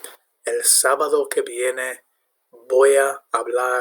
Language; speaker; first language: Spanish; non-native, fluent; English